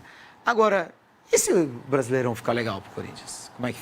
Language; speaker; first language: Portuguese; native; Portuguese